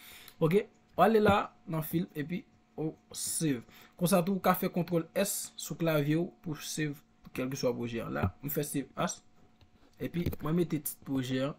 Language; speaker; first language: French; non-native, local second language; Haitian Creole